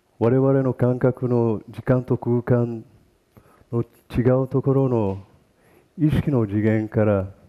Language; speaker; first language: Japanese; early bilingual, heritage; Portuguese